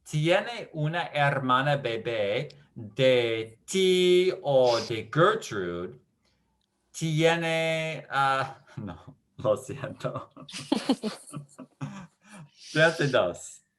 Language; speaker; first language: Spanish; non-native, learner; English